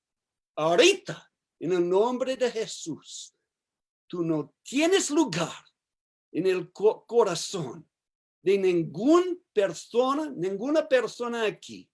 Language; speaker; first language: Spanish; non-native, learner; English